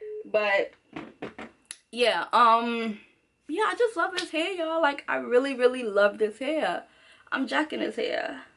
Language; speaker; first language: English; native; English